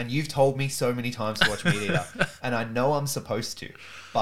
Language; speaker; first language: English; native; English